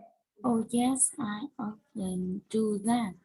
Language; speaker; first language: English; non-native, learner; Vietnamese